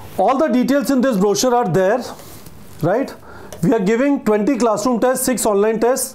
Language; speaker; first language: English; non-native, local second language; Hindi